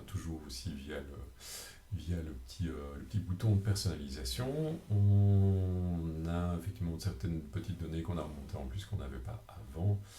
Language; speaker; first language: French; native; French